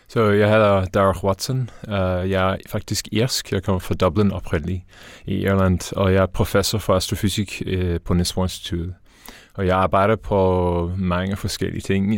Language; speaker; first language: Danish; non-native, fluent; English